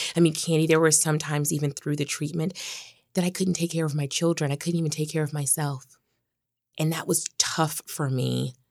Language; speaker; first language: English; native; English